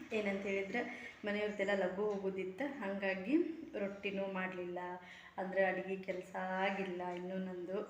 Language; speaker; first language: Kannada; native; Kannada